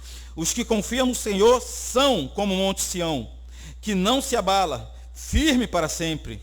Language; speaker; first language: Portuguese; native; Portuguese